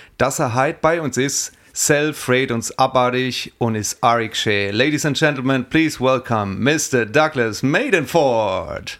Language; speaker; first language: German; native; German